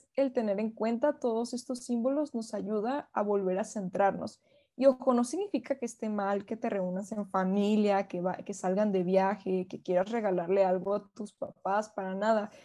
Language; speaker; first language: Spanish; native; Spanish